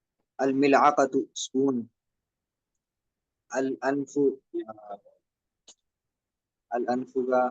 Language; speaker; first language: Arabic; non-native, learner; Urdu